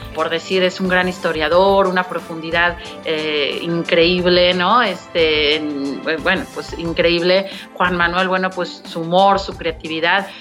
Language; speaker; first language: Spanish; native; Spanish